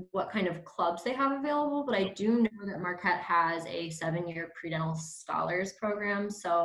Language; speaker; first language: English; native; English